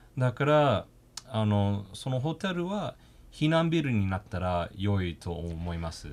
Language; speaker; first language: Japanese; non-native, fluent; English